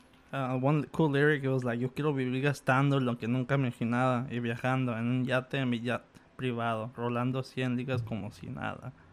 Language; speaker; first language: Spanish; early bilingual, other home language; English